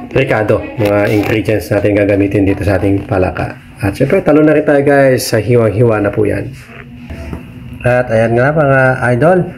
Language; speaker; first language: Filipino; non-native, local second language; Iloko